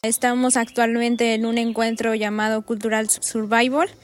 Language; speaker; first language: Spanish; native; Spanish